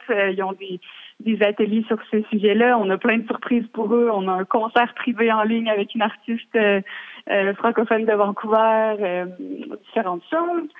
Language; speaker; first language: French; native; French